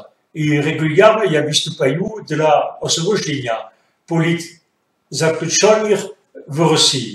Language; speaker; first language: Russian; non-native, fluent; French